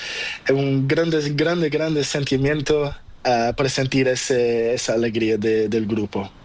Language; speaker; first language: Spanish; non-native, learner; Portuguese